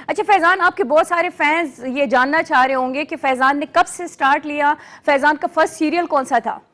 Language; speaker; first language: Urdu; non-native, local second language; Pashto